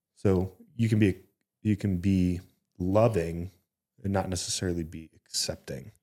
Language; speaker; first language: English; early bilingual, other home language; Italian